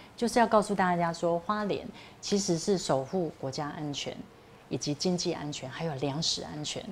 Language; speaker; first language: Chinese; native; Chinese